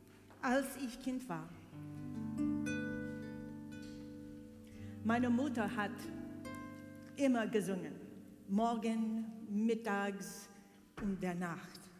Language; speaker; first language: German; non-native, learner; English